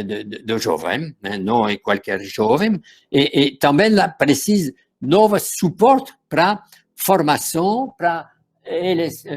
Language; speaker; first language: Portuguese; non-native, fluent; French